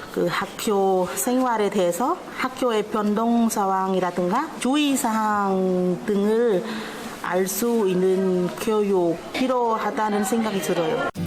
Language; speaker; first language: Korean; non-native, fluent; Khmer